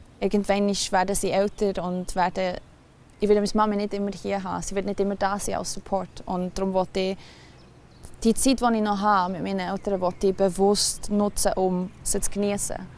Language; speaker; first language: German; early bilingual, other home language; Albanian